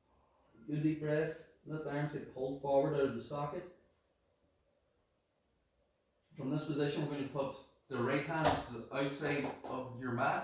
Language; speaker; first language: English; native; English